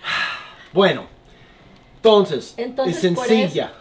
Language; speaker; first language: Spanish; non-native, learner; English